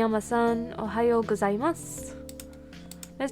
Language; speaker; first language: Japanese; non-native, learner; English